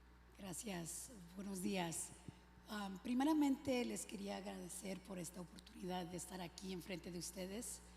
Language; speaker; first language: Spanish; early bilingual, other home language; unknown